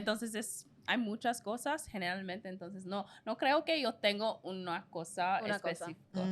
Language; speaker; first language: Spanish; non-native, learner; English